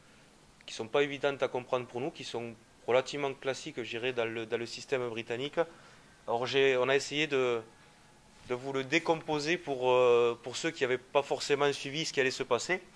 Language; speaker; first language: French; native; French